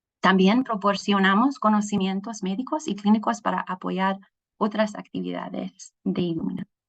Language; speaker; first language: Spanish; non-native, fluent; English